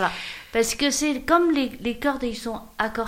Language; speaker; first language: French; non-native, learner; Chinese